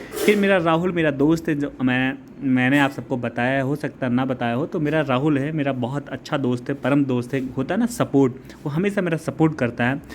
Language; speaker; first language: Hindi; native; Hindi